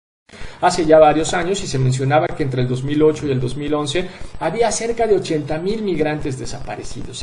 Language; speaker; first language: Spanish; native; Spanish